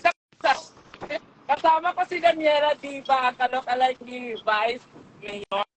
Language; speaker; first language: Filipino; non-native, local second language; Cebuano